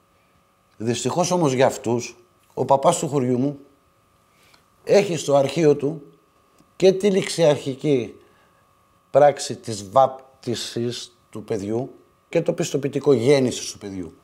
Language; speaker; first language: Greek; native; Greek